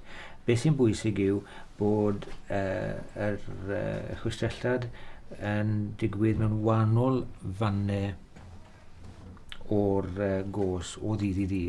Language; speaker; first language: Welsh; native; Welsh